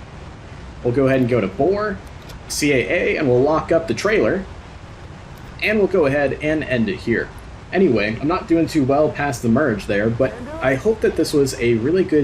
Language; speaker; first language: English; native; English